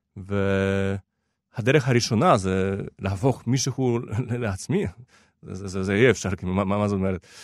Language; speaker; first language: Hebrew; non-native, fluent; Polish